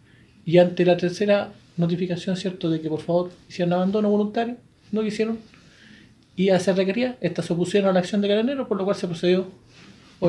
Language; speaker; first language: Spanish; native; Spanish